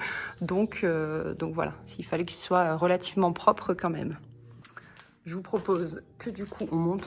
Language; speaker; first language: French; native; French